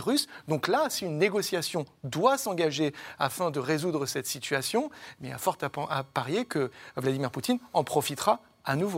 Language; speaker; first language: French; native; French